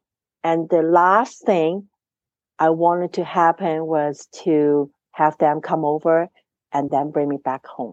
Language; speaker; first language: English; non-native, local second language; Cantonese